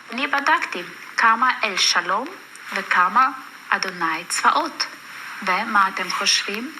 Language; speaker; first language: Hebrew; non-native, fluent; German